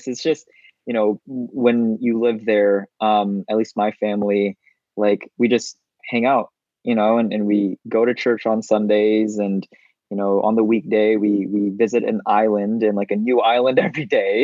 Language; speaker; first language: English; native; English